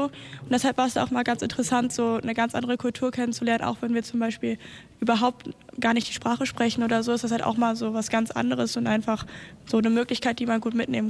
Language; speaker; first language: German; native; German